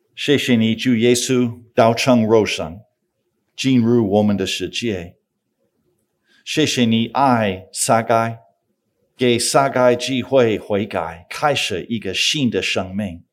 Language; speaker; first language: Chinese; non-native, fluent; English